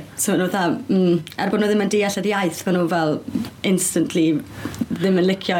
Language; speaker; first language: Welsh; native; Welsh